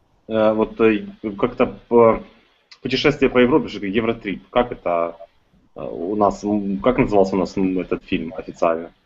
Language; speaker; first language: Russian; native; Russian